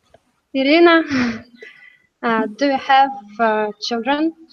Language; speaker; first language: English; non-native, learner; Russian